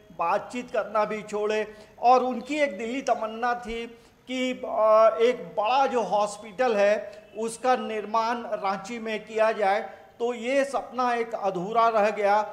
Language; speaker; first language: Hindi; native; Hindi